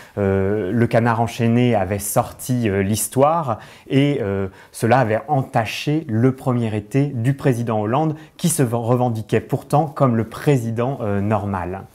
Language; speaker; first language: French; native; French